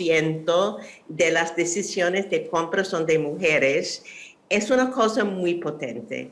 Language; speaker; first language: Spanish; non-native, fluent; English